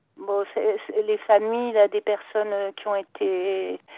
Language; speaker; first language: French; native; French